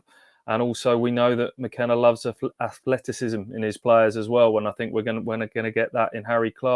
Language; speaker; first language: English; native; English